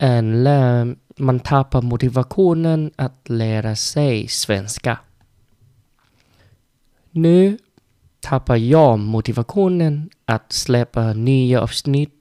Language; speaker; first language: Swedish; non-native, learner; Vietnamese